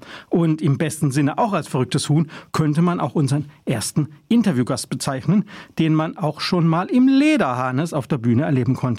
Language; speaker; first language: German; native; German